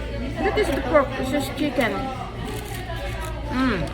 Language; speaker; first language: Dutch; non-native, learner; Filipino